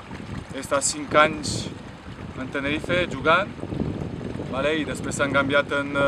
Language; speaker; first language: Catalan; non-native, fluent; Romanian